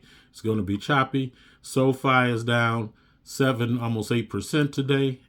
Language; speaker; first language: English; native; English